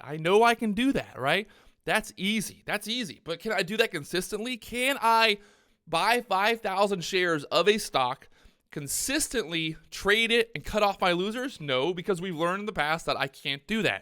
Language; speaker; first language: English; native; English